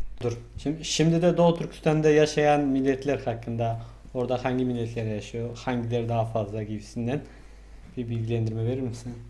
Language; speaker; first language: Turkish; non-native, fluent; Mongolian